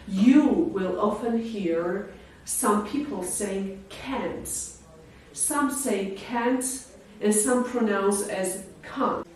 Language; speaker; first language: English; non-native, fluent; Georgian